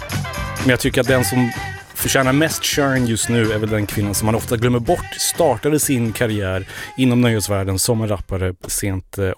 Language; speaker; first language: Swedish; native; Swedish